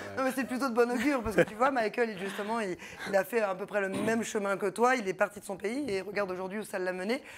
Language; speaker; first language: French; native; French